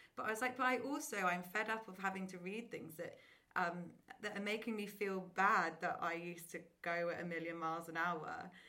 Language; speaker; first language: English; native; English